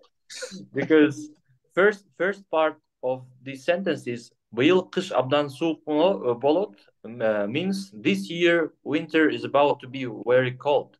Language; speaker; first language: English; non-native, fluent; Kyrgyz